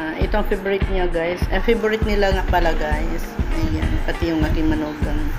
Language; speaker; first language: Filipino; non-native, local second language; Cebuano